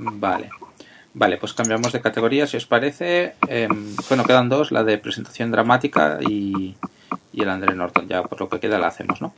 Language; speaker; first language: Spanish; native; Spanish